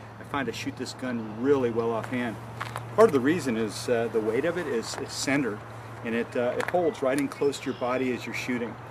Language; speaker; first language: English; native; English